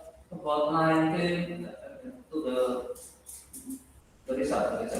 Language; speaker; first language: English; non-native, learner; Indonesian